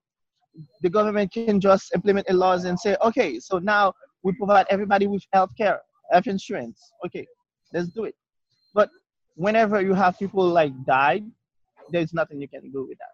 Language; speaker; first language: English; non-native, fluent; Haitian Creole